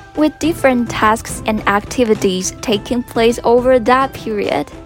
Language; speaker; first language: English; non-native, fluent; Chinese